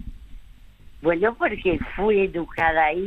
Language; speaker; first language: Spanish; early bilingual, other home language; French